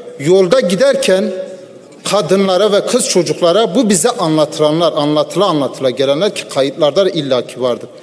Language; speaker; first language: Turkish; non-native, local second language; Kurdish